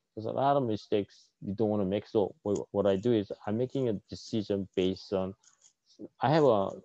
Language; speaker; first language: English; non-native, fluent; Korean